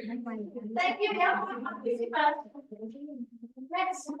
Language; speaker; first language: English; non-native, learner; Indonesian